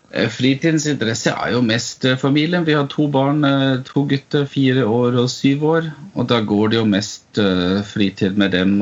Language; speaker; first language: Norwegian; non-native, fluent; German